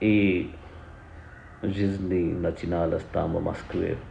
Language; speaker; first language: Russian; non-native, learner; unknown